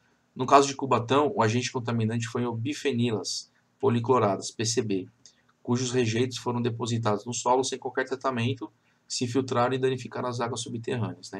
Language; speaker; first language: Portuguese; native; Portuguese